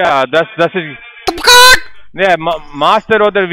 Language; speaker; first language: German; non-native, learner; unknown